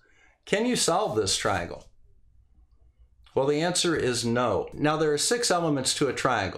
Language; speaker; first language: English; native; English